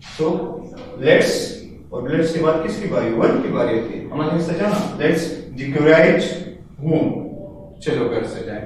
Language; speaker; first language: Urdu; non-native, local second language; Pashto